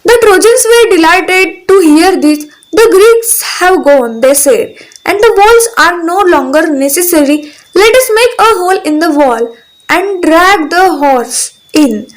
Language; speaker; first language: English; non-native, local second language; Marathi